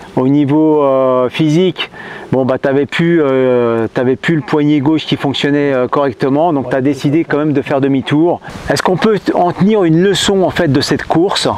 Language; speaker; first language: French; native; French